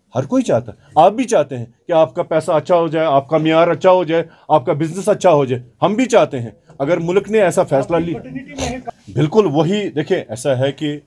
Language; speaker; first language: Hindi; non-native, local second language; Kashmiri